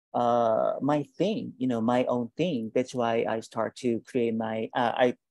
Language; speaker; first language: English; non-native, learner; Korean